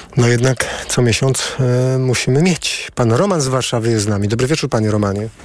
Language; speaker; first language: Polish; native; Polish